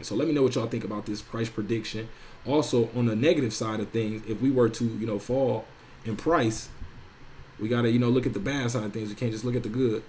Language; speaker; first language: English; native; English